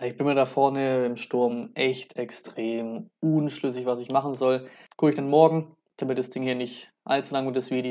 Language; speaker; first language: German; native; German